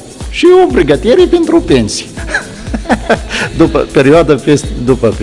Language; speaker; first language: Romanian; non-native, fluent; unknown